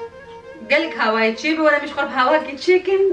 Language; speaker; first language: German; non-native, learner; Central Kurdish